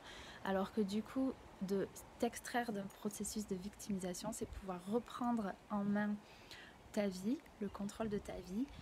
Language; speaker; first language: French; native; French